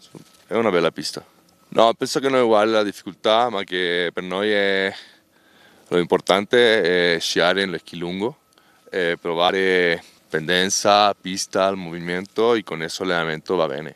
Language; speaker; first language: Italian; non-native, learner; Spanish